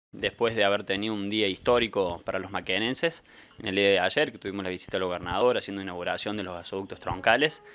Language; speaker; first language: Spanish; native; Spanish